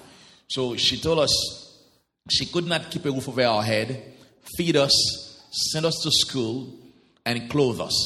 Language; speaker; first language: English; non-native, fluent; Haitian Creole